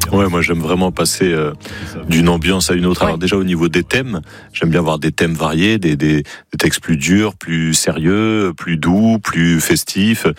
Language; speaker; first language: French; native; French